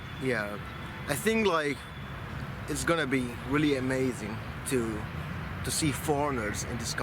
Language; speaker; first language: English; non-native, fluent; Arabic